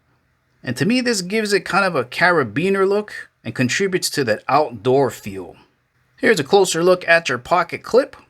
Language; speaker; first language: English; native; English